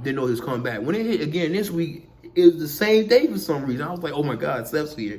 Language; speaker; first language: English; native; English